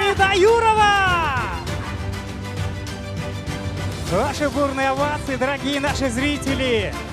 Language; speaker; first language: Russian; native; Russian